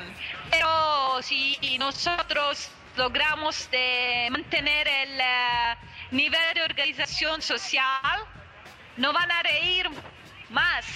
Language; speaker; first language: Spanish; non-native, fluent; Italian